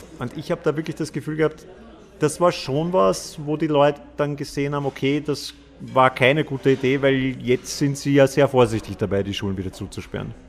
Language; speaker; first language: German; native; German